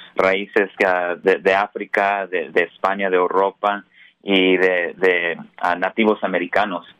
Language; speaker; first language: Spanish; early bilingual, heritage; Spanish